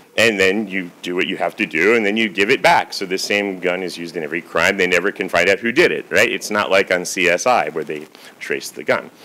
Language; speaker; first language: English; native; English